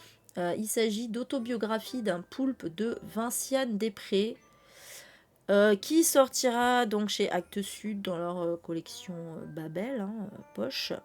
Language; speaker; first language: French; native; French